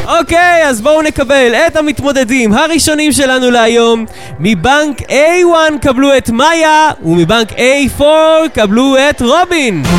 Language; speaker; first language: Hebrew; native; Hebrew